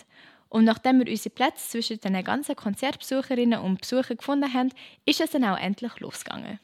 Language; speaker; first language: German; native; German